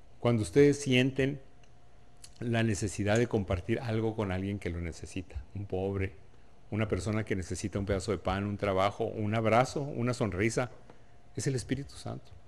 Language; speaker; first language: Spanish; native; Spanish